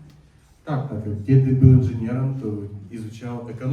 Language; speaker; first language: Polish; non-native, learner; Russian